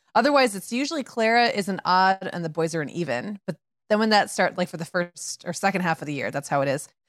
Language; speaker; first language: English; native; English